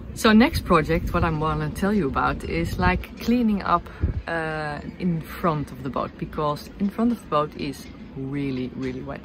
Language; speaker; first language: English; non-native, fluent; Dutch